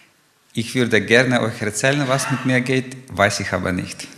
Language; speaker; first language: German; non-native, fluent; Ukrainian